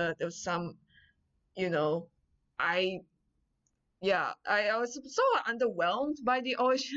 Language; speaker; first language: English; non-native, local second language; Chinese